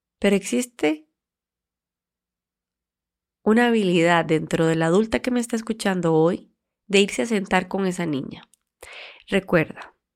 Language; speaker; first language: Spanish; native; Spanish